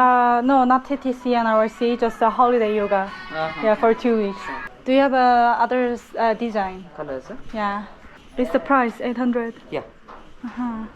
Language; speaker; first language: English; non-native, learner; Korean